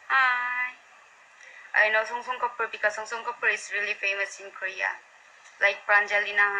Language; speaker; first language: English; non-native, learner; Korean